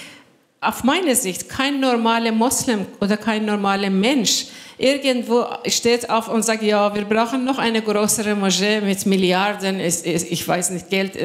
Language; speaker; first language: German; non-native, fluent; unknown